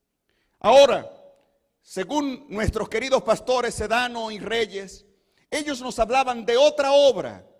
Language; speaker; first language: Spanish; native; Spanish